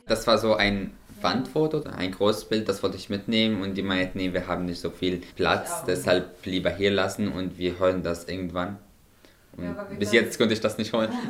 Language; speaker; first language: German; non-native, fluent; Arabic